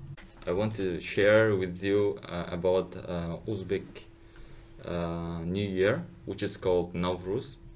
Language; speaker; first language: English; non-native, learner; Uzbek